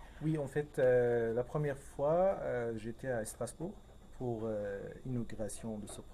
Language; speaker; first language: French; non-native, fluent; Persian